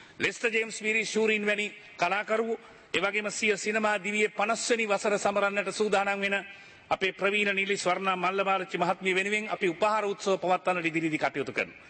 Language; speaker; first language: Sinhala; native; Sinhala